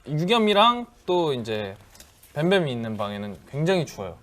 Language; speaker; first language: Korean; native; Korean